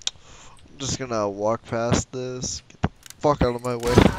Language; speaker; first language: English; native; English